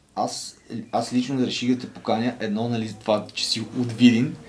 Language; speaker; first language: Bulgarian; native; Bulgarian